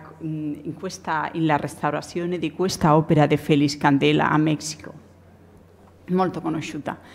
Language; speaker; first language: Italian; non-native, learner; Spanish